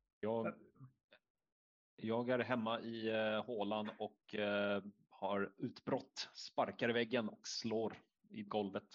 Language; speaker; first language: Swedish; native; Swedish